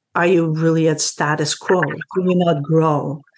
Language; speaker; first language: English; non-native, fluent; Dutch